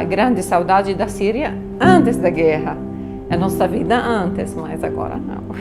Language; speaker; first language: Portuguese; non-native, learner; Arabic